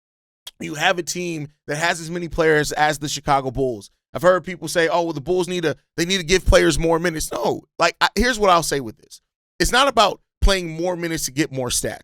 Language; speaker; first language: English; native; English